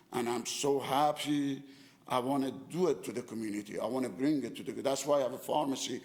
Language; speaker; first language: English; non-native, fluent; Persian